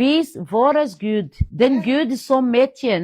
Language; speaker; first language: Norwegian; non-native, fluent; Portuguese